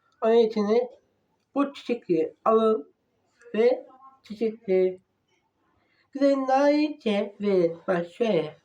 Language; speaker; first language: Turkish; non-native, learner; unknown